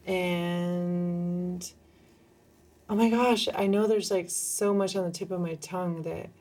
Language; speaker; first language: English; early bilingual, other home language; Spanish